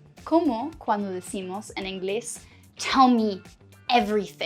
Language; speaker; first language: Spanish; non-native, fluent; English